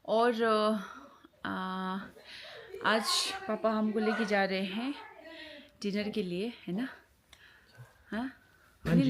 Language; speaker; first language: Hindi; non-native, local second language; Tibetan